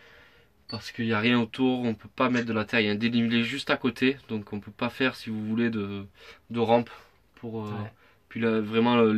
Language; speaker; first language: French; native; French